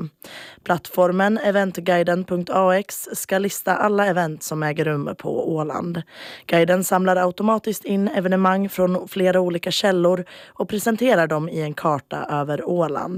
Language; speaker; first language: Swedish; native; Swedish